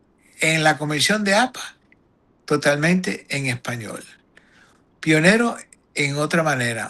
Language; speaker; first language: Spanish; non-native, fluent; English